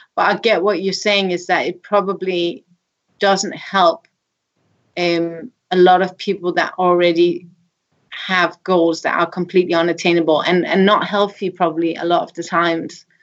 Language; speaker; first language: English; non-native, fluent; Danish